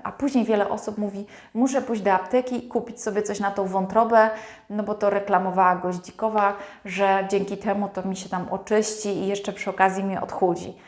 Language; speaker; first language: Polish; native; Polish